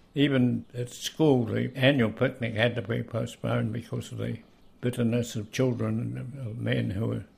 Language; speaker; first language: English; native; English